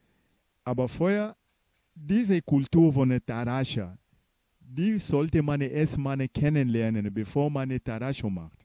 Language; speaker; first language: German; non-native, fluent; Portuguese